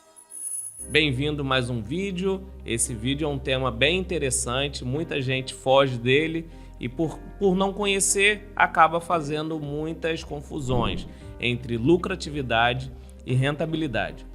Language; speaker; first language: Portuguese; native; Portuguese